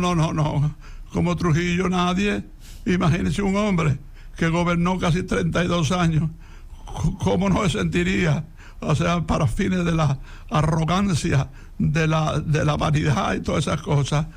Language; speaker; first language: Spanish; native; Spanish